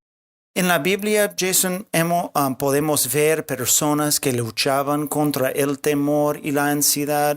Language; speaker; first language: Spanish; non-native, fluent; English